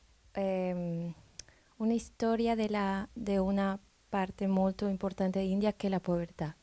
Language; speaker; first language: Italian; non-native, fluent; Spanish